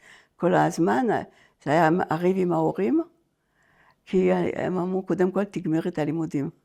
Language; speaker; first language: Hebrew; non-native, fluent; French